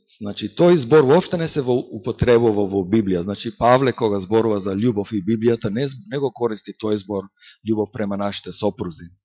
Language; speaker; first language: Macedonian; native; Macedonian